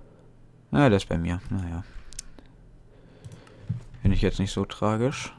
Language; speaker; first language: German; native; German